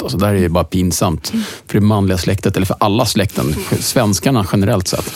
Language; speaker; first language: Swedish; native; Swedish